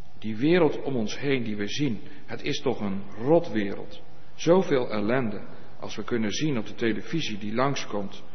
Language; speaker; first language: Dutch; native; Dutch